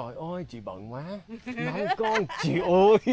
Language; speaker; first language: Vietnamese; non-native, learner; English